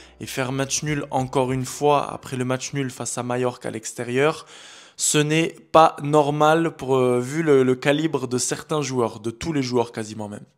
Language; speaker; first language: French; native; French